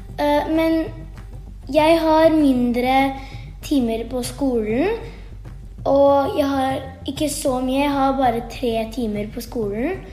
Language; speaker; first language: Norwegian; early bilingual, heritage; Norwegian